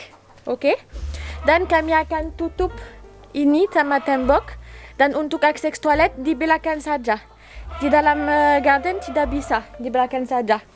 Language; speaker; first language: Indonesian; non-native, learner; French